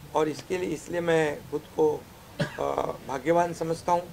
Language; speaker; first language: Hindi; non-native, local second language; Marathi